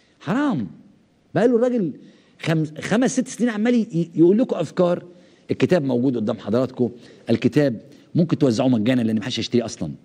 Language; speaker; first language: Arabic; native; Arabic